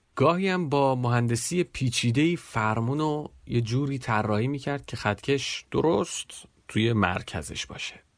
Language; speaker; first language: Persian; native; Persian